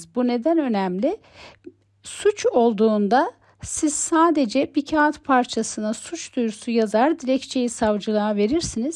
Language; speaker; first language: Turkish; native; Turkish